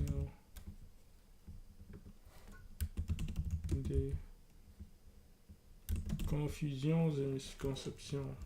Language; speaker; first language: French; non-native, learner; English